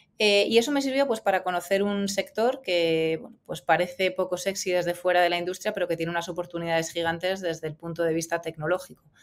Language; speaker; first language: Spanish; native; Spanish